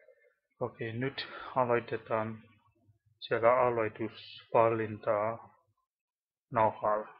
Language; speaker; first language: Finnish; non-native, learner; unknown